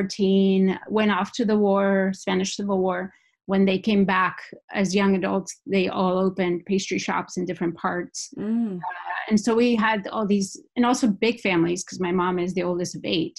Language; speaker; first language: English; non-native, fluent; Spanish